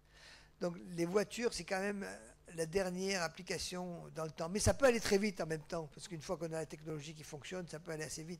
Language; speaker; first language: French; native; French